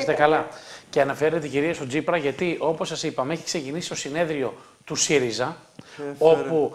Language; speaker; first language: Greek; native; Greek